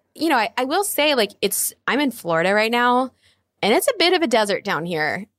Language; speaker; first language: English; native; English